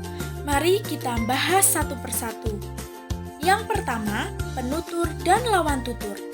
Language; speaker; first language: Indonesian; native; Indonesian